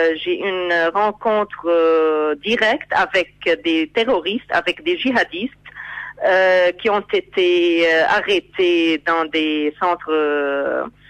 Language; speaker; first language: French; non-native, fluent; Arabic